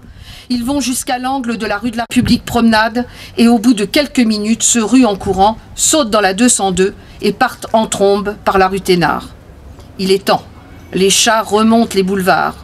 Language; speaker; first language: French; native; French